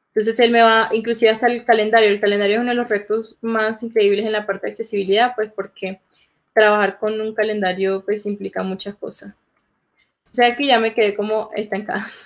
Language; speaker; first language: Spanish; native; Spanish